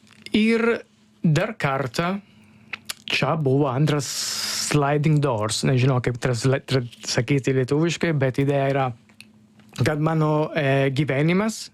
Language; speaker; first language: Lithuanian; non-native, learner; Italian